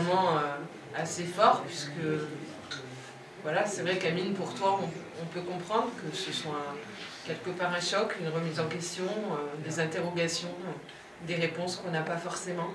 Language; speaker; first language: French; native; French